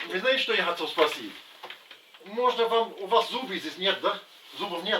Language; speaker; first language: Russian; non-native, learner; English